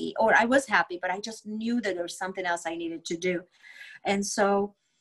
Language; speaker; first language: English; non-native, fluent; Romanian